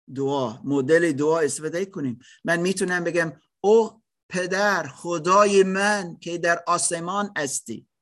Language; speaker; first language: Persian; non-native, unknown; German